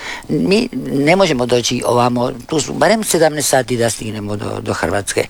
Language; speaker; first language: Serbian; early bilingual, heritage; Spanish